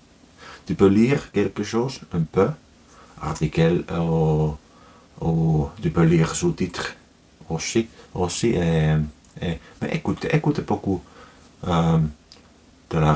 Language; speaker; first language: French; non-native, learner; Finnish